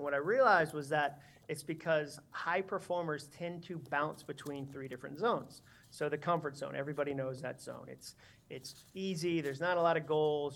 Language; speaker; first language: English; native; English